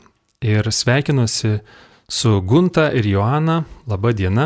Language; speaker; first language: Lithuanian; native; Lithuanian